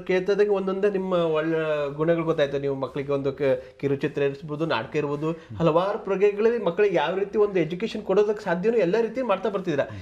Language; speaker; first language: Kannada; native; Kannada